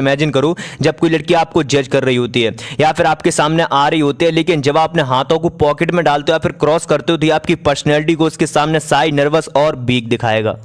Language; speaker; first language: Hindi; native; Hindi